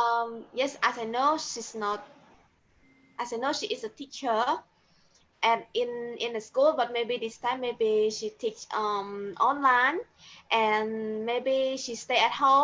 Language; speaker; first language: English; non-native, learner; Khmer